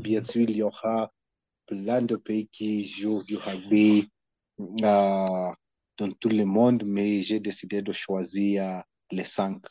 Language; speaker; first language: French; non-native, learner; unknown